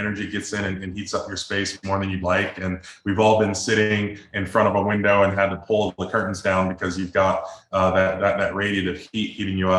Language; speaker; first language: English; native; English